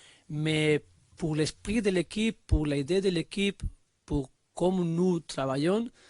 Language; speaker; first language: French; non-native, learner; Spanish